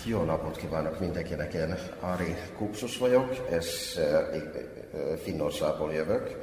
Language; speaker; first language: Hungarian; non-native, fluent; Finnish